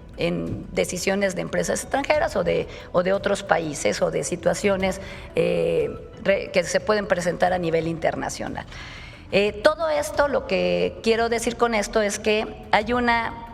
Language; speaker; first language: Spanish; native; Spanish